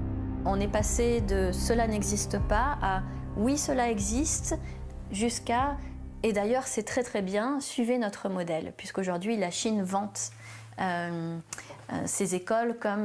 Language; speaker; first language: French; native; French